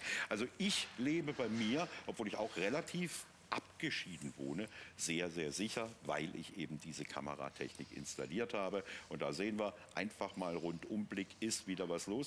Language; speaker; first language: German; native; German